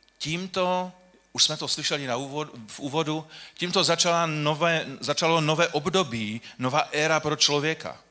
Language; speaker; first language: Czech; non-native, local second language; Polish